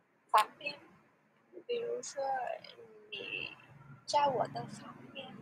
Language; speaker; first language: Chinese; non-native, learner; Vietnamese